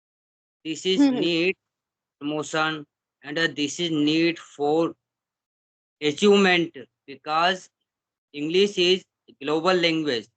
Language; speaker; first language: English; non-native, learner; Hindi